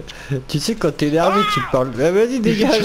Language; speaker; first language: French; native; French